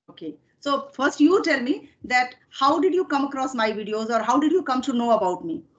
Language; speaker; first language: English; non-native, fluent; Hindi